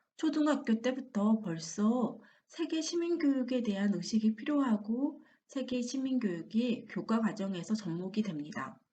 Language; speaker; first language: Korean; native; Korean